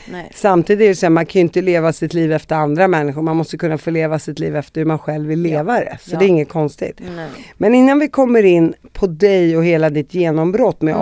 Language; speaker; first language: Swedish; native; Swedish